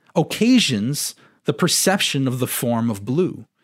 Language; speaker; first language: English; non-native, fluent; French